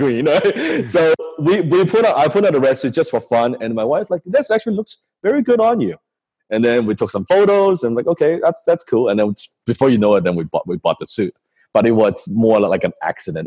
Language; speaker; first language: English; non-native, local second language; Cantonese